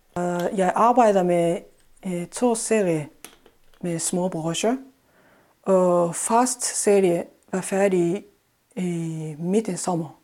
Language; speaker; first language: Danish; non-native, fluent; Japanese